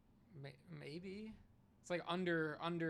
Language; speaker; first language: English; native; English